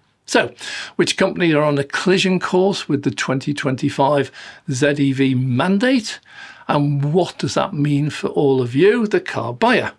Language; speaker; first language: English; native; English